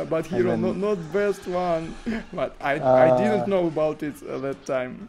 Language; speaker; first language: English; non-native, learner; Russian